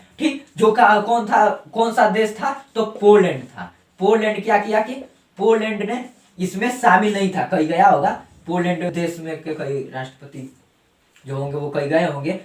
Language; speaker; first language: Hindi; native; Hindi